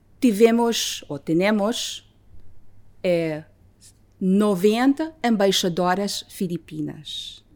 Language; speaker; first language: Portuguese; non-native, learner; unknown